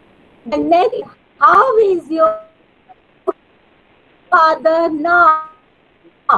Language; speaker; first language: English; non-native, learner; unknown